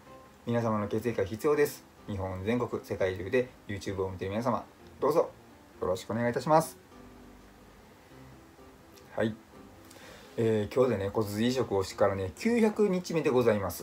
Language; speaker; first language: Japanese; native; Japanese